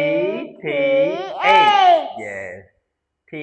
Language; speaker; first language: English; non-native, learner; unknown